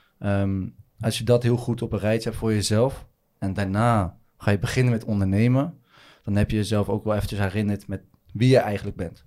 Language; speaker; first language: Dutch; native; Dutch